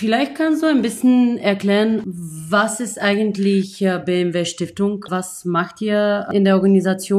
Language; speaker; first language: German; non-native, fluent; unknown